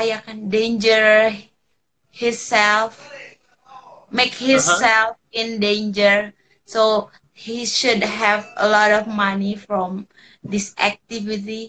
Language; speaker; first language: English; non-native, learner; Indonesian